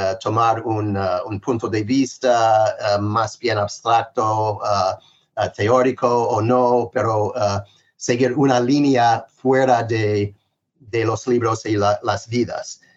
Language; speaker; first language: Spanish; non-native, fluent; English